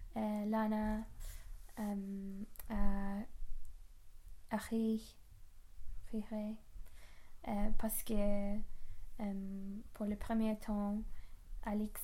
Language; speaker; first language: French; non-native, learner; English